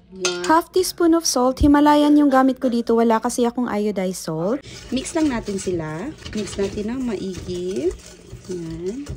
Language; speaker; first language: Filipino; non-native, local second language; Cebuano